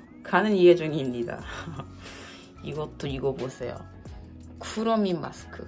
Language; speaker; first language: Korean; non-native, fluent; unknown